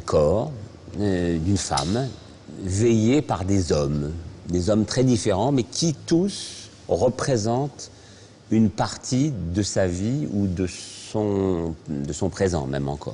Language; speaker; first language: French; native; French